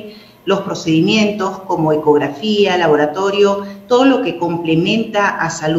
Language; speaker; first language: Spanish; native; Spanish